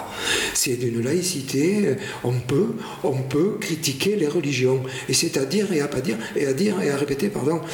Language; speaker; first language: French; native; French